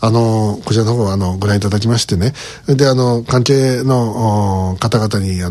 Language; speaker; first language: Japanese; native; Japanese